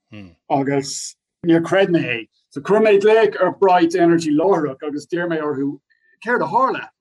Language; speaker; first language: Irish; non-native, local second language; English